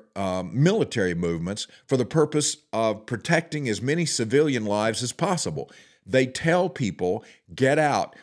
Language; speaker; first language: English; native; English